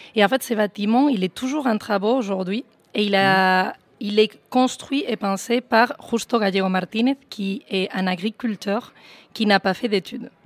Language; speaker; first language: French; non-native, fluent; Spanish